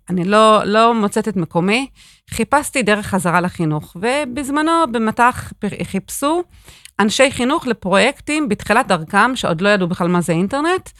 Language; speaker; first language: Hebrew; non-native, fluent; English